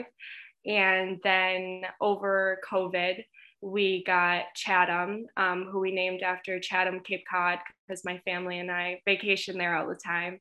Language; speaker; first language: English; native; English